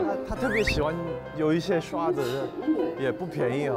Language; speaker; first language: Chinese; non-native, fluent; Korean